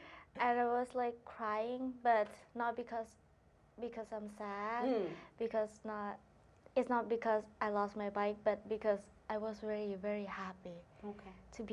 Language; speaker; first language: English; non-native, learner; Thai